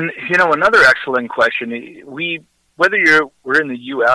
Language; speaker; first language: English; native; English